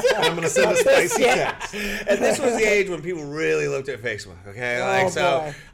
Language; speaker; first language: English; early bilingual, other home language; Spanish